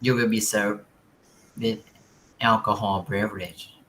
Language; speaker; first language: English; non-native, fluent; Thai